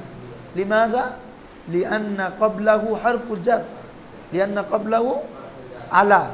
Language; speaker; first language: Arabic; non-native, fluent; Bangla